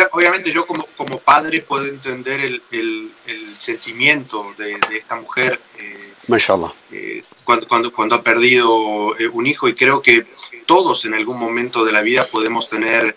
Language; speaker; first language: Spanish; native; Spanish